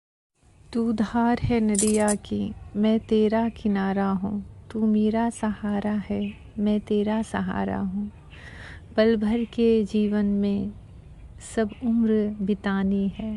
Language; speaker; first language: Hindi; native; Hindi